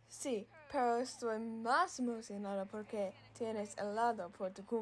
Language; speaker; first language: Spanish; non-native, learner; English